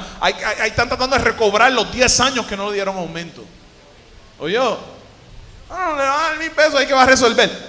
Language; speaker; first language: Spanish; native; Spanish